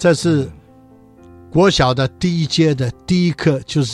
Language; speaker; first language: Chinese; non-native, local second language; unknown